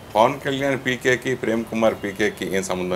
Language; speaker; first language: Telugu; native; Telugu